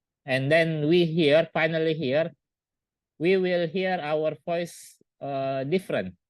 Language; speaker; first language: English; non-native, learner; Indonesian